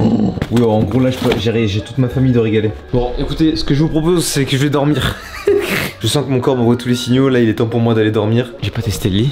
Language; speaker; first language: French; native; French